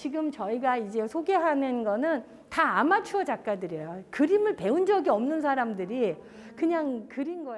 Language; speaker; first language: Korean; native; Korean